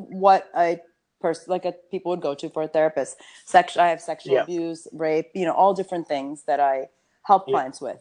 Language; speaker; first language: English; early bilingual, other home language; Urdu